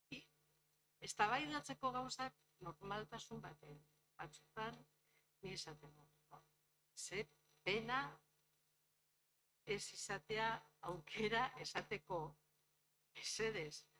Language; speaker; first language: Basque; non-native, local second language; Spanish